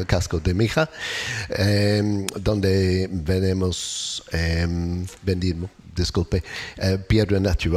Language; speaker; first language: Spanish; non-native, learner; English